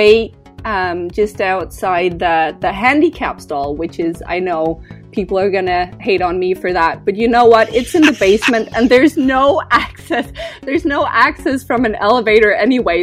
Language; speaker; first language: English; non-native, fluent; Danish